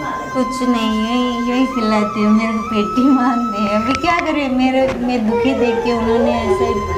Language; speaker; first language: Hindi; early bilingual, other home language; Nepali